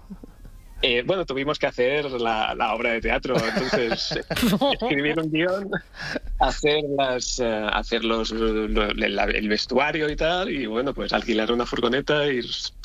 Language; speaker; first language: Spanish; native; Spanish